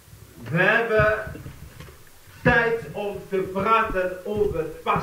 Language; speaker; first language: Dutch; non-native, fluent; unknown